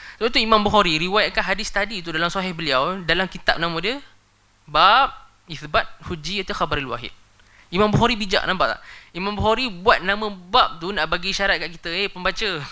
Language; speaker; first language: Malay; native; Malay